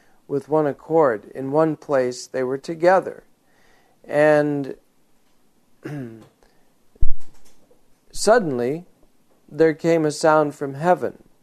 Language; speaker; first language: English; native; English